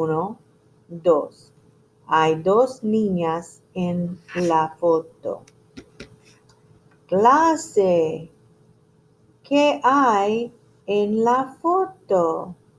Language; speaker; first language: Spanish; non-native, fluent; English